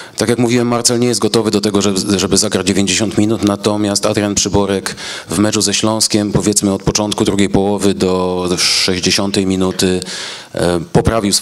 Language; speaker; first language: Polish; native; Polish